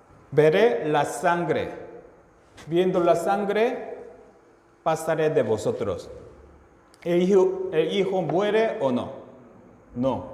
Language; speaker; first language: Spanish; non-native, fluent; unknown